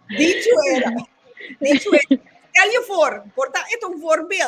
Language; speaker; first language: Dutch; non-native, local second language; Papiamento